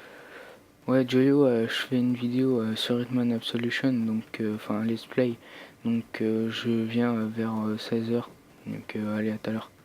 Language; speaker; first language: French; native; French